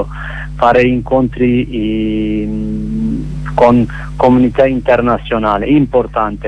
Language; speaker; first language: Italian; non-native, learner; Kurdish